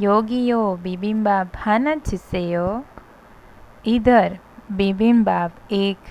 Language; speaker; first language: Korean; non-native, fluent; Hindi